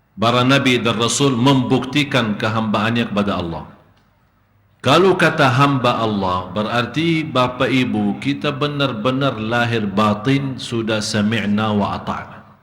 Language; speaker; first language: Indonesian; non-native, fluent; Arabic